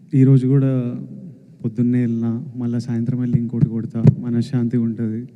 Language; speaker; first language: Telugu; native; Telugu